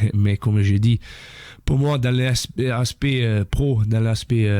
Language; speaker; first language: French; non-native, fluent; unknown